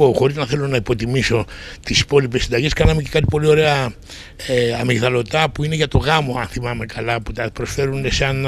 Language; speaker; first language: Greek; native; Greek